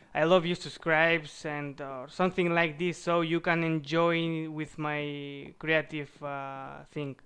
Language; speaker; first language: English; non-native, learner; Bulgarian